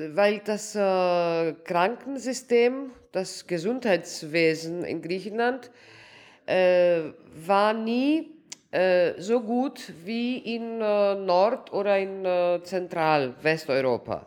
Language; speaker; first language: German; non-native, local second language; Greek